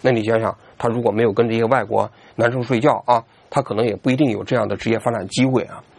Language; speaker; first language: Chinese; native; Chinese